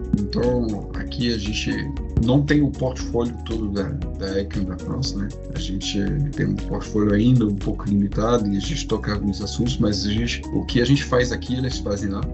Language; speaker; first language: Portuguese; non-native, fluent; French